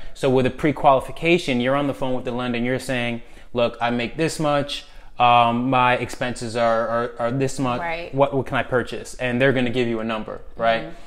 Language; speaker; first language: English; native; English